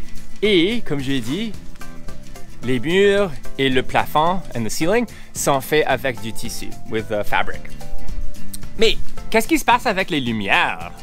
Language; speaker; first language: French; non-native, local second language; English